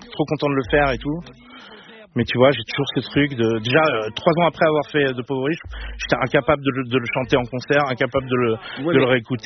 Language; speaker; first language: French; native; French